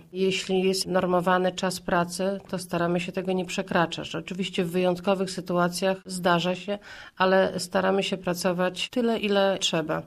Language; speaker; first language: Polish; native; Polish